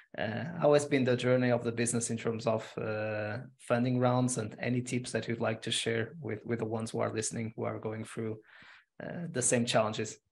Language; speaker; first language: English; non-native, fluent; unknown